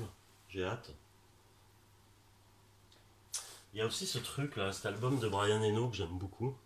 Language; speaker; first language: French; native; French